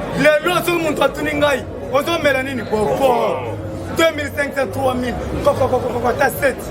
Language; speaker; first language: Lingala; non-native, local second language; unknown